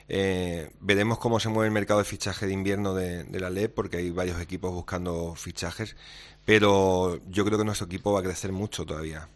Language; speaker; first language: Spanish; native; Spanish